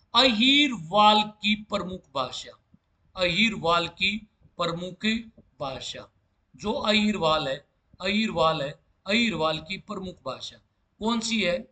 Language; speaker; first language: Hindi; native; Hindi